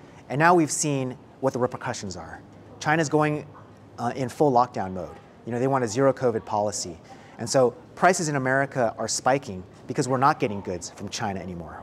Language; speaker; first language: English; early bilingual, other home language; Chinese